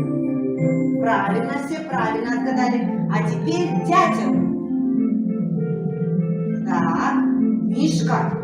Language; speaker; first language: Russian; native; Russian